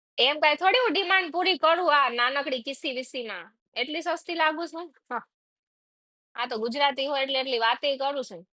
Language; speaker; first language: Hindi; non-native, local second language; Gujarati